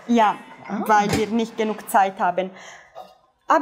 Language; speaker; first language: German; non-native, fluent; Italian